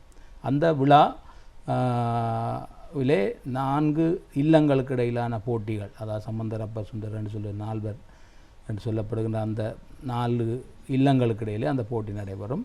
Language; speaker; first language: Tamil; native; Tamil